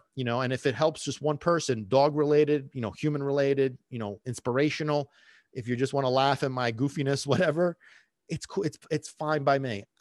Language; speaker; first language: English; early bilingual, other home language; Italian